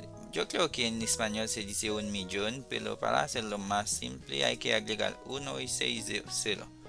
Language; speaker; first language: Spanish; non-native, fluent; Haitian Creole